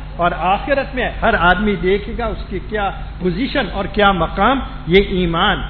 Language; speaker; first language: Urdu; non-native, fluent; Gujarati